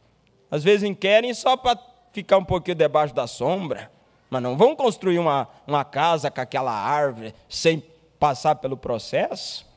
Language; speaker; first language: Portuguese; native; Portuguese